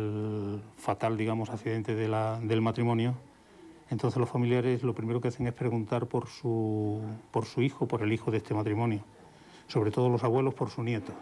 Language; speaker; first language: Spanish; native; Spanish